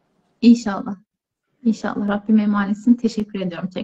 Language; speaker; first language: Turkish; native; Turkish